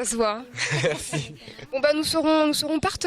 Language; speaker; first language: French; native; French